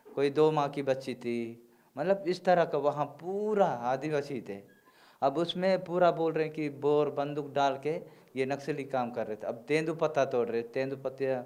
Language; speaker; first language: Hindi; non-native, local second language; Gondi